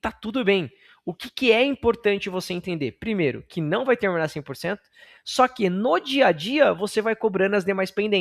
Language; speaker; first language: Portuguese; native; Portuguese